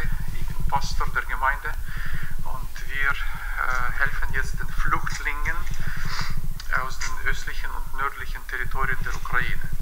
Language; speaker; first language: German; non-native, fluent; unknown